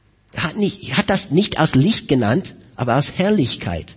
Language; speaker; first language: German; non-native, fluent; English